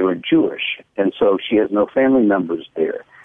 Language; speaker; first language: English; native; English